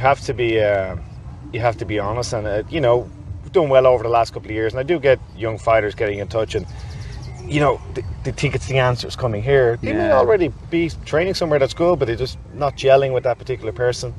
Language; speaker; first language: English; native; English